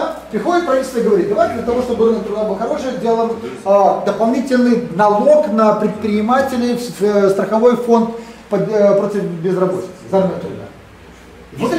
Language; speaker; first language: Russian; native; Russian